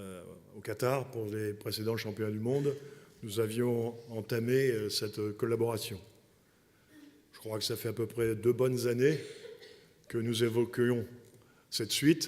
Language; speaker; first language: French; native; French